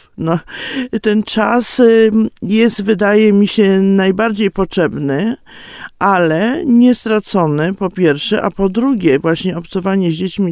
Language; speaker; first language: Polish; native; Polish